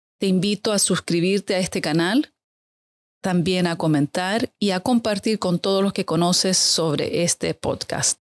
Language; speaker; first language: Spanish; native; Spanish